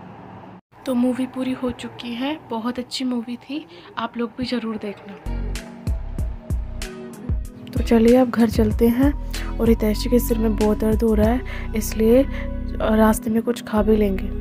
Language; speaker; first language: Hindi; native; Hindi